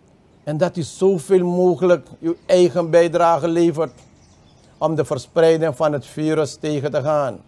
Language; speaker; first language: Dutch; native; Dutch